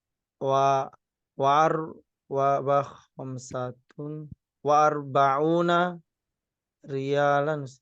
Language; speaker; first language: Arabic; non-native, learner; Indonesian